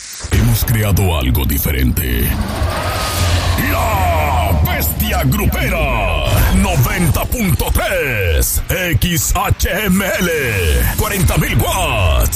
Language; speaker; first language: Spanish; native; Spanish